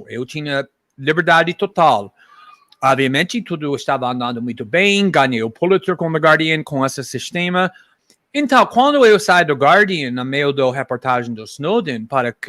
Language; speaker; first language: Portuguese; non-native, fluent; English